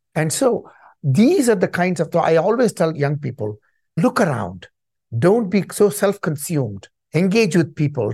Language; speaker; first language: English; non-native, local second language; Tamil